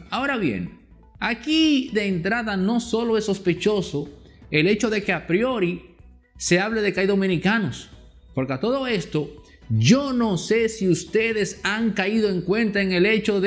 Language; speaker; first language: Spanish; native; Spanish